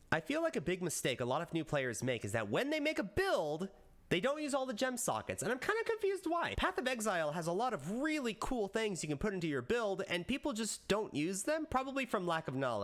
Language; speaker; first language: English; native; English